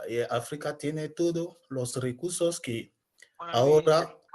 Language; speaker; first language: Spanish; non-native, learner; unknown